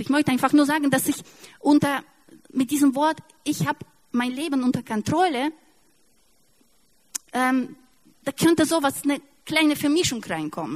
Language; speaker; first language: German; non-native, fluent; Russian